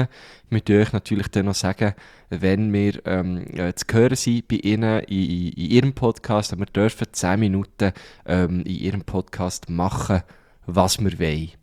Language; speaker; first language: German; native; German